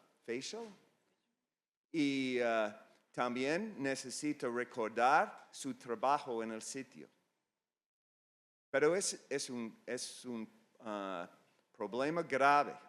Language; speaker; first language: Spanish; non-native, fluent; English